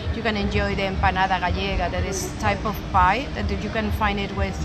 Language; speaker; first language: English; non-native, fluent; Spanish